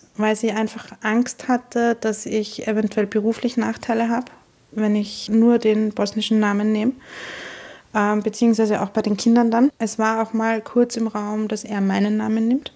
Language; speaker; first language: German; native; German